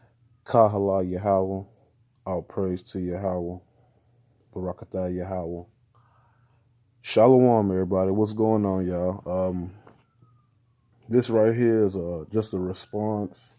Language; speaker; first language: English; native; English